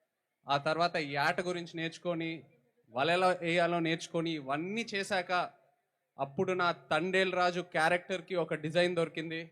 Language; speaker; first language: Telugu; native; Telugu